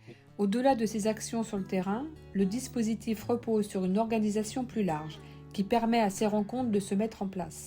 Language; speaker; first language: French; native; French